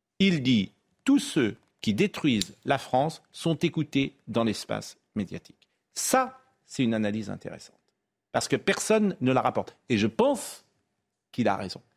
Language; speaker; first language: French; native; French